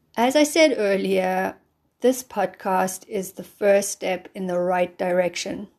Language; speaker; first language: English; native; English